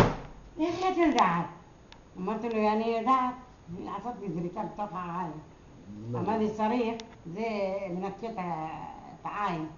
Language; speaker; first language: Hebrew; non-native, learner; Arabic